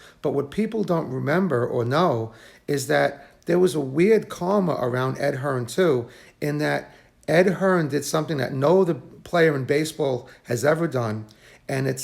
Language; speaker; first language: English; native; English